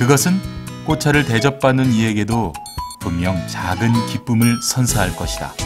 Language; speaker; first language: Korean; native; Korean